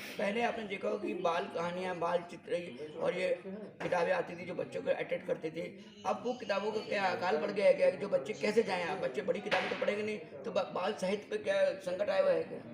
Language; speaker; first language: Hindi; native; Hindi